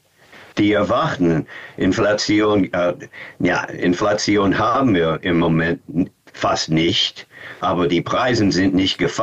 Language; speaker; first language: German; non-native, fluent; English